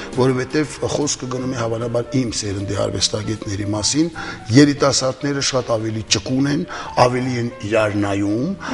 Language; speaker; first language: Armenian; early bilingual, heritage; Armenian